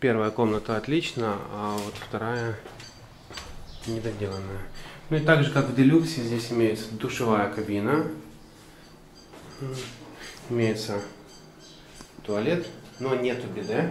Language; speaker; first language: Russian; native; Russian